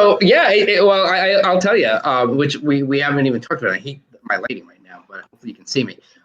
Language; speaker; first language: English; native; English